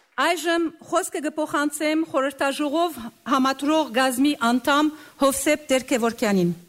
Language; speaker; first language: Armenian; early bilingual, heritage; Armenian